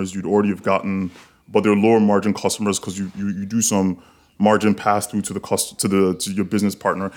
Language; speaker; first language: English; non-native, local second language; Yoruba